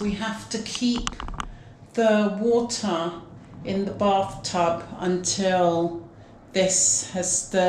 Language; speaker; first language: English; native; English